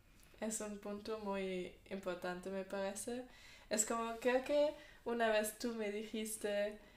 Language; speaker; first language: Spanish; non-native, fluent; German